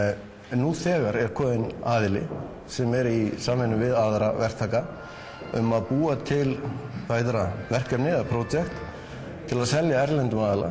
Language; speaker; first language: Icelandic; native; Icelandic